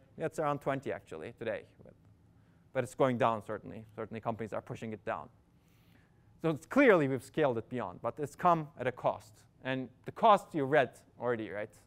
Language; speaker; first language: English; non-native, fluent; Turkish